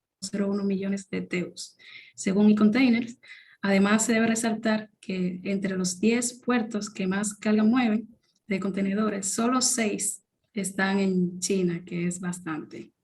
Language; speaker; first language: Spanish; native; Spanish